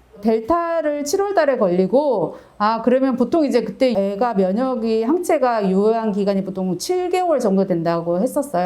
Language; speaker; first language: Korean; native; Korean